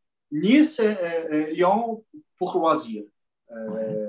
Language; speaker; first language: French; non-native, learner; Portuguese